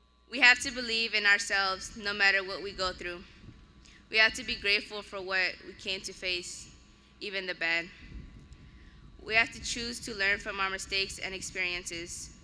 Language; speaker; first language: English; early bilingual, other home language; Spanish